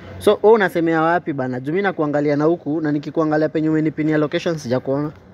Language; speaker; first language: Swahili; native; Swahili